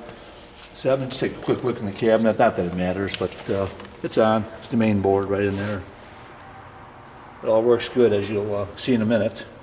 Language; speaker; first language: English; native; English